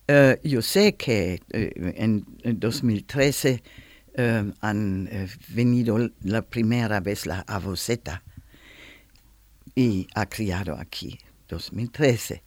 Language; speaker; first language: Spanish; non-native, learner; German